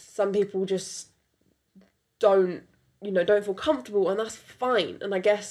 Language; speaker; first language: English; non-native, local second language; French